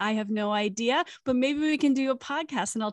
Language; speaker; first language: English; native; English